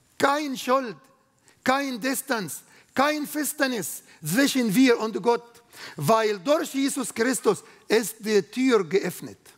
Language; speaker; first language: German; non-native, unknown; Arabic